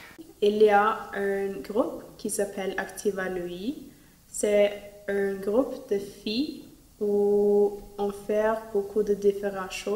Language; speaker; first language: French; non-native, fluent; Norwegian